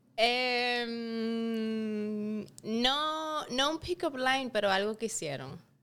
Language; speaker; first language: Spanish; native; Spanish